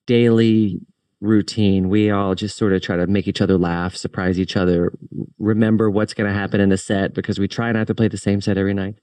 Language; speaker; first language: English; native; English